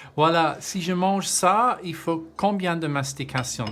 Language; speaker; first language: French; non-native, learner; English